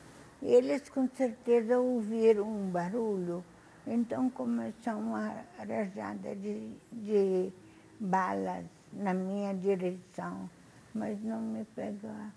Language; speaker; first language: Portuguese; non-native, fluent; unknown